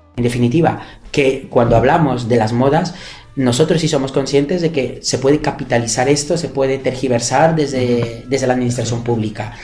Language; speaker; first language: Spanish; native; Spanish